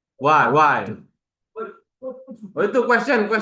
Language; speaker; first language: English; non-native, learner; Indonesian